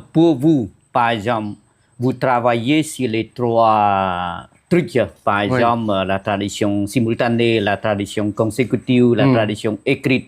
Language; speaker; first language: French; non-native, fluent; Khmer